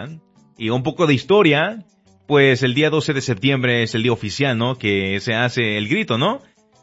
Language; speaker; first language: Spanish; early bilingual, heritage; Spanish